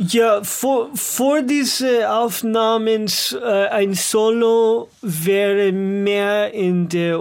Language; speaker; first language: German; non-native, learner; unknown